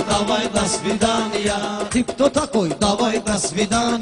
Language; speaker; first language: Russian; non-native, learner; Talysh